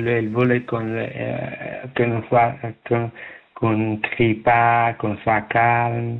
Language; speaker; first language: French; non-native, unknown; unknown